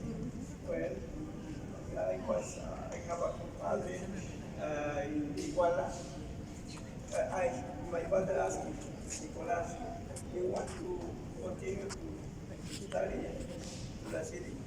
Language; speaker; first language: English; non-native, learner; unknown